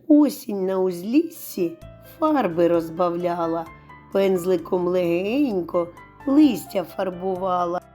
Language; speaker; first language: Ukrainian; native; Ukrainian